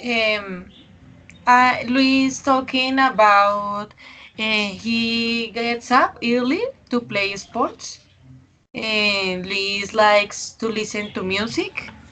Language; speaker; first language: English; non-native, learner; Spanish